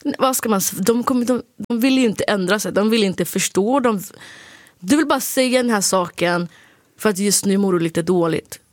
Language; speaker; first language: Swedish; early bilingual, other home language; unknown